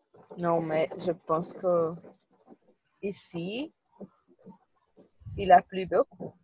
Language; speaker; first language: French; non-native, learner; Portuguese